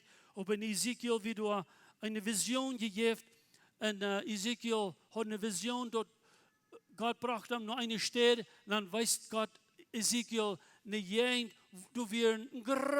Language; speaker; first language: German; non-native, learner; Plautdietsch